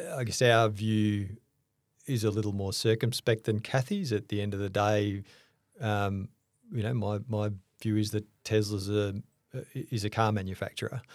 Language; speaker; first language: English; native; English